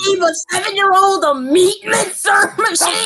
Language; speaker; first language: English; native; English